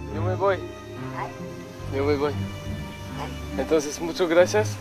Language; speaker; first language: Spanish; non-native, learner; French